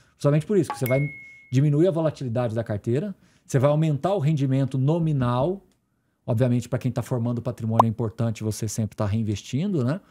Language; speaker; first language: Portuguese; native; Portuguese